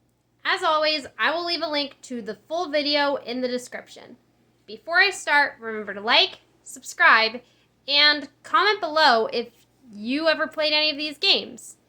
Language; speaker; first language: English; native; English